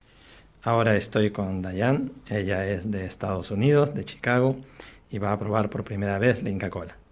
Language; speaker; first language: Spanish; native; Spanish